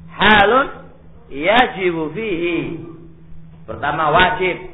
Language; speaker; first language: Arabic; non-native, local second language; Indonesian